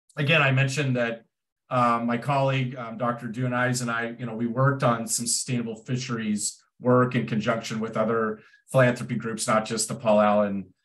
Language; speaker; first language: English; native; English